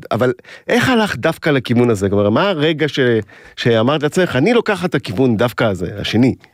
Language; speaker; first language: Hebrew; native; Hebrew